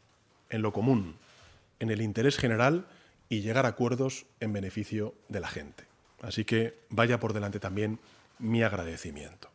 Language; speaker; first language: Spanish; native; Spanish